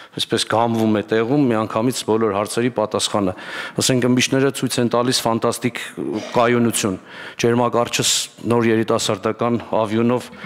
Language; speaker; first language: Armenian; native; Armenian